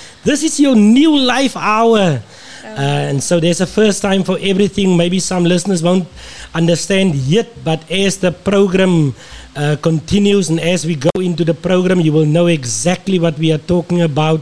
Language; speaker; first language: English; non-native, local second language; Afrikaans